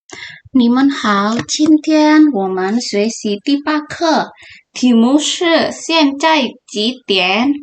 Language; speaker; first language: Chinese; non-native, fluent; Indonesian